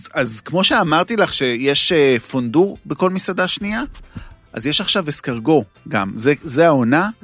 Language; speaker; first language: Hebrew; native; Hebrew